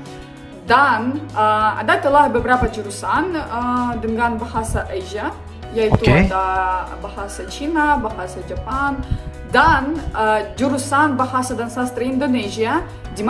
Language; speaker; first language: Indonesian; non-native, learner; Ukrainian